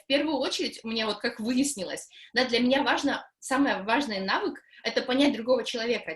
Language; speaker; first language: Russian; native; Russian